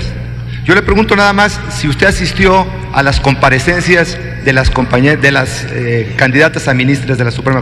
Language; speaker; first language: Spanish; native; Spanish